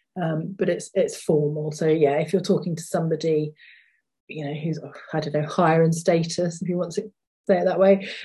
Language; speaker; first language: English; native; English